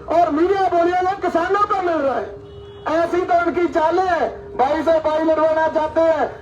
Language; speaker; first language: Hindi; native; Hindi